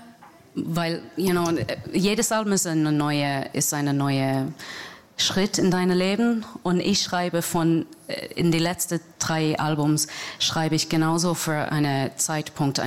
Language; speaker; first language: German; non-native, fluent; English